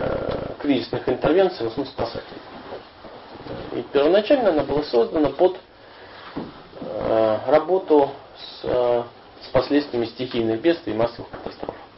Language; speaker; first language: Russian; native; Russian